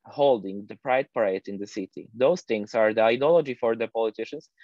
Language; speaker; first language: English; non-native, fluent; Polish